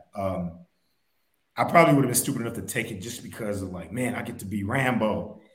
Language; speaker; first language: English; native; English